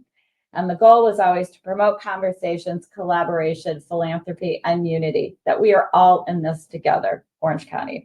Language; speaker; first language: English; native; English